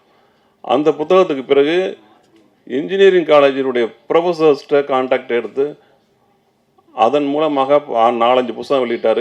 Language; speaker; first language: Tamil; native; Tamil